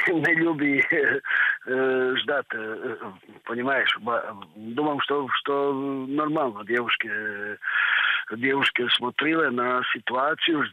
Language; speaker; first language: Russian; non-native, learner; Croatian